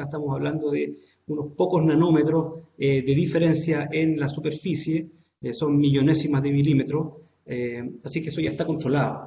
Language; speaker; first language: Spanish; native; Spanish